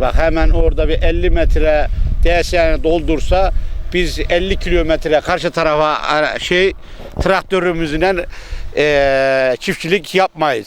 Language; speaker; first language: Turkish; native; Turkish